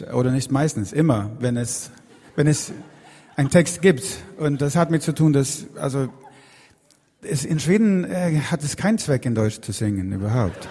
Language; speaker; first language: German; non-native, fluent; Swedish